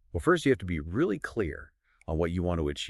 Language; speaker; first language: English; native; English